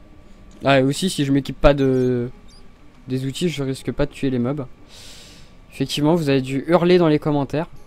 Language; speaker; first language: French; native; French